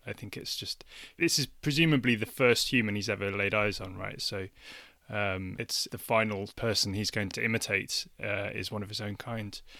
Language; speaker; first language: English; native; English